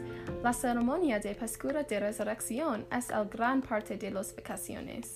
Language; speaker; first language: Spanish; non-native, learner; English